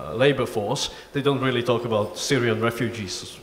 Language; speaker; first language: English; non-native, fluent; Slovak